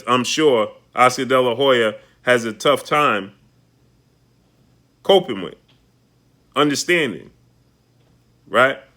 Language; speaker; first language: English; native; English